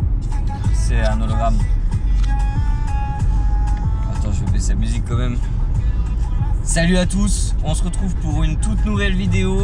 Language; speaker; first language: French; native; French